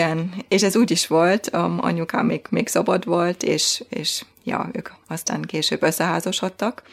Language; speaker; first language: Hungarian; non-native, fluent; German